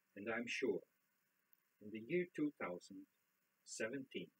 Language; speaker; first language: English; non-native, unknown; German